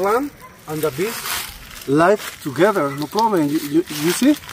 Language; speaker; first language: English; non-native, learner; Spanish